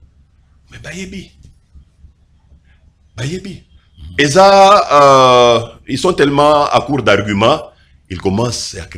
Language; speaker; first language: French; non-native, local second language; Lingala